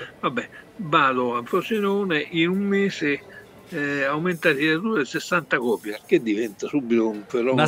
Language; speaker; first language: Italian; native; Italian